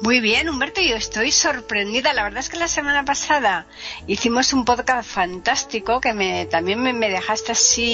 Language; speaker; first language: Spanish; native; Spanish